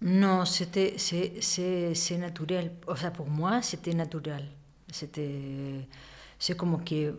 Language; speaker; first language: French; non-native, learner; Spanish